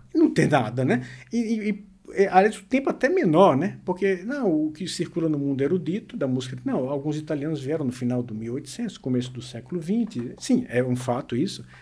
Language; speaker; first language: Portuguese; native; Portuguese